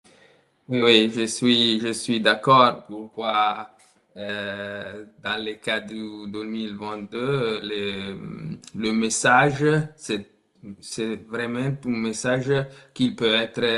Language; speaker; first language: French; non-native, learner; Italian